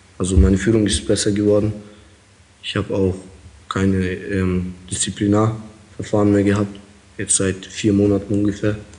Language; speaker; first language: German; early bilingual, other home language; Russian